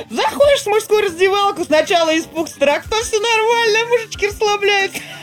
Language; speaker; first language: Russian; native; Russian